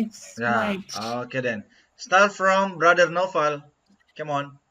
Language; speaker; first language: English; non-native, learner; Indonesian